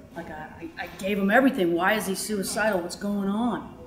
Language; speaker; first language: English; native; English